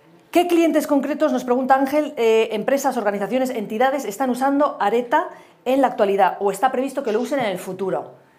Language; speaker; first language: Spanish; native; Spanish